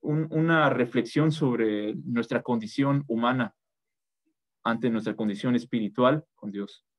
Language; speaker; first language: Spanish; native; Spanish